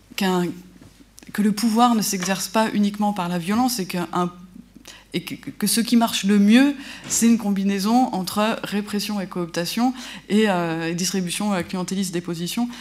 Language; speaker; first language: French; native; French